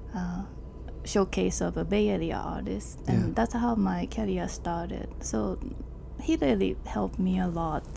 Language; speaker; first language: English; non-native, learner; Japanese